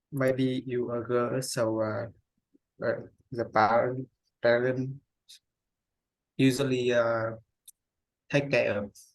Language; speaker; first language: English; non-native, learner; Vietnamese